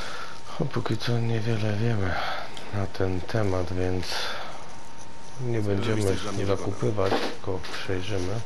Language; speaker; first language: Polish; native; Polish